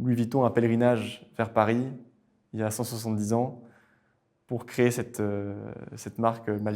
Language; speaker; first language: French; native; French